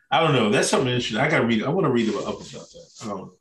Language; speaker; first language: English; native; English